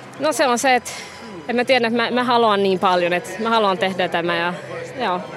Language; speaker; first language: Finnish; non-native, fluent; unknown